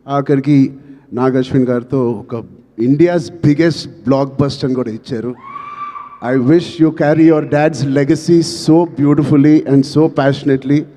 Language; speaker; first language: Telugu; native; Telugu